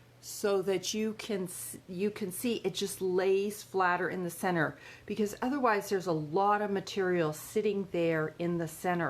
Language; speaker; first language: English; native; English